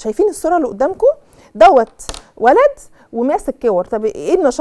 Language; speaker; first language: Arabic; native; Arabic